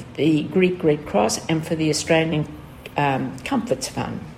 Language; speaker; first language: English; early bilingual, other home language; Greek